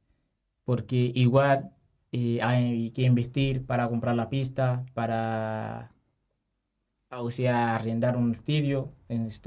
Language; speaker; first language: Spanish; non-native, learner; Haitian Creole